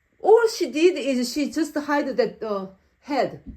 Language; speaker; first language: English; non-native, learner; Korean